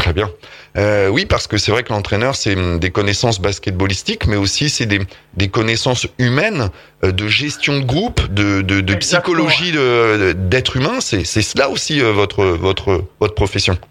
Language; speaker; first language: French; native; French